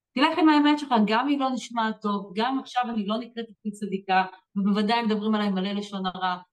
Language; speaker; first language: Hebrew; native; Hebrew